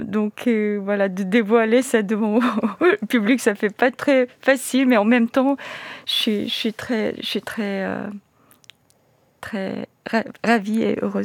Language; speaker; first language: French; non-native, fluent; Korean